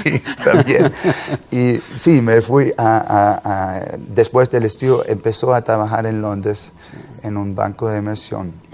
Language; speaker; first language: Spanish; non-native, fluent; German